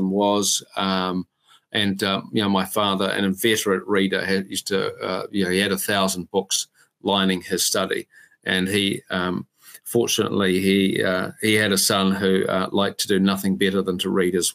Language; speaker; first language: English; native; English